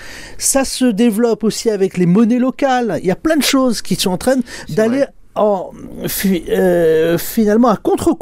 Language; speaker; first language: French; native; French